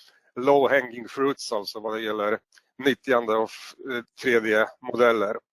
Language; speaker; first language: Swedish; non-native, fluent; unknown